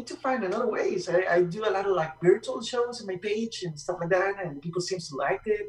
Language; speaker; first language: English; non-native, fluent; Spanish